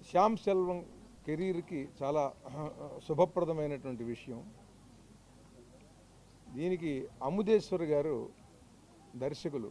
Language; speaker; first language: Telugu; native; Telugu